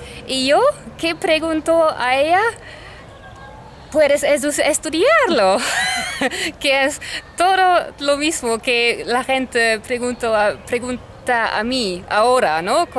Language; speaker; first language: Spanish; non-native, fluent; German